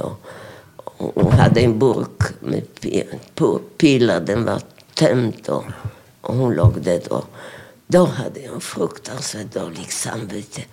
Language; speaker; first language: Swedish; non-native, fluent; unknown